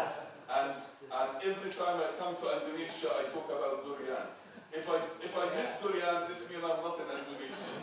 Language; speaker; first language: English; non-native, fluent; Arabic